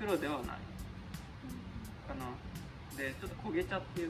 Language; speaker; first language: Japanese; native; Japanese